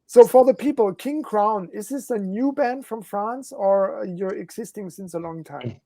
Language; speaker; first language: English; non-native, fluent; German